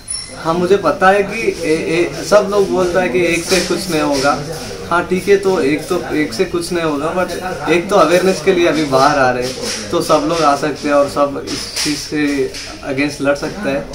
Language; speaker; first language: Hindi; non-native, local second language; Telugu